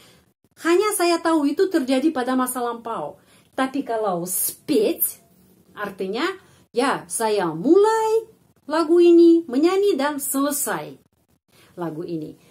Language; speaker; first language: Indonesian; non-native, fluent; Russian